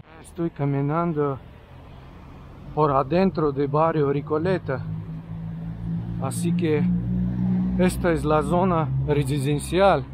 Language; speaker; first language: Spanish; non-native, fluent; Russian